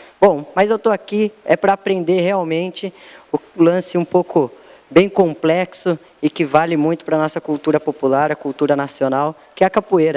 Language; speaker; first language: Portuguese; native; Portuguese